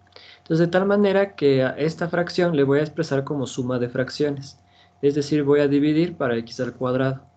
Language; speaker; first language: Spanish; native; Spanish